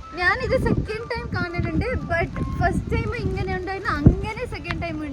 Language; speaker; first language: Malayalam; non-native, local second language; Kannada